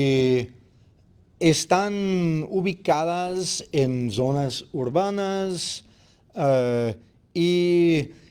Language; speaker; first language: Spanish; non-native, fluent; English